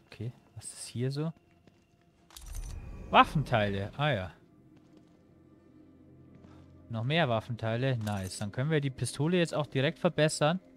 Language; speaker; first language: German; native; German